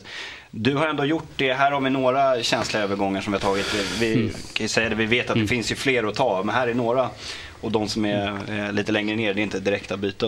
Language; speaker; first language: Swedish; native; Swedish